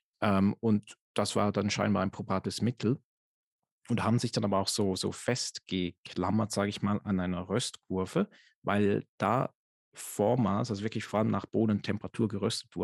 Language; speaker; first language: German; native; German